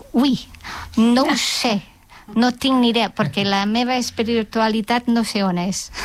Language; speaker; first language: Catalan; non-native, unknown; English